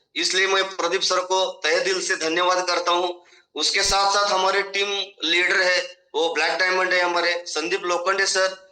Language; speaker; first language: Hindi; non-native, local second language; Marathi